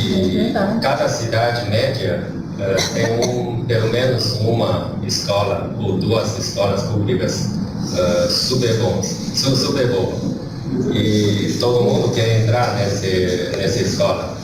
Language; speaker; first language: Portuguese; non-native, learner; Chinese